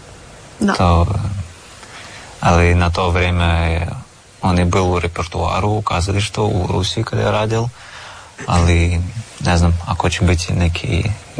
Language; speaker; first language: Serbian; non-native, learner; Russian